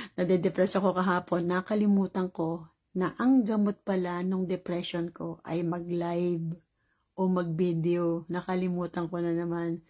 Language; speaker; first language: Filipino; native; Filipino